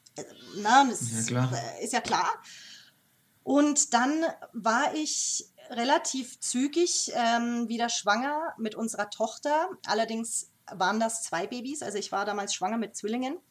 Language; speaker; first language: German; native; German